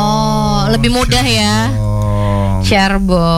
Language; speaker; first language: Indonesian; native; Indonesian